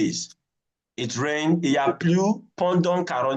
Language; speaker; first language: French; non-native, fluent; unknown